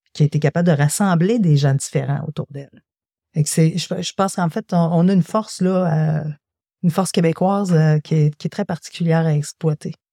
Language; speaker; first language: French; native; French